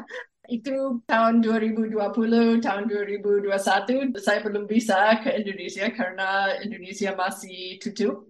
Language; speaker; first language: Indonesian; non-native, fluent; English